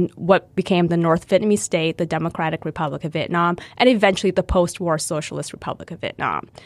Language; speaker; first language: English; native; English